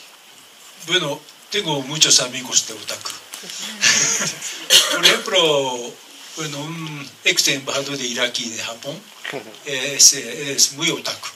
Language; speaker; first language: Spanish; non-native, learner; Japanese